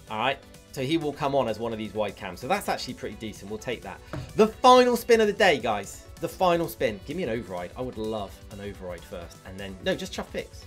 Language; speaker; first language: English; native; English